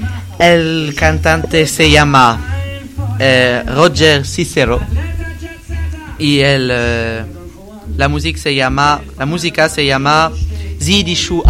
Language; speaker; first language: Spanish; non-native, learner; French